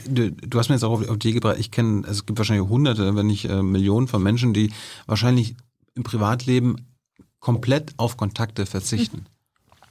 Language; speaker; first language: German; native; German